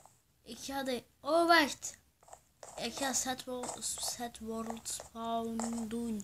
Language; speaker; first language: Dutch; early bilingual, other home language; Turkish